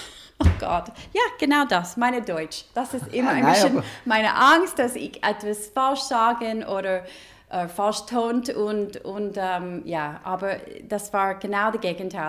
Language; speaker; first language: German; non-native, fluent; English